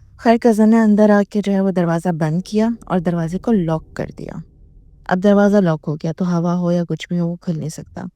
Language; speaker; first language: Urdu; native; Urdu